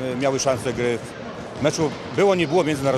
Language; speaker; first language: Polish; native; Polish